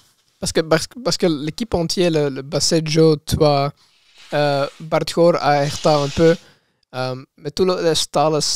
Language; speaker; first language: French; non-native, local second language; Dutch